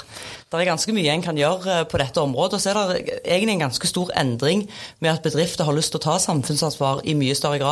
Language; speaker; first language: Norwegian; native; Norwegian